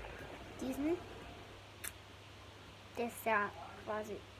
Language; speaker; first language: German; early bilingual, heritage; German